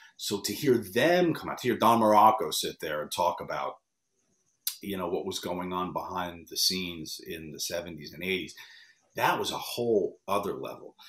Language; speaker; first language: English; native; English